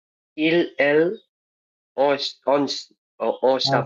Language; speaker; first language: French; non-native, learner; Bangla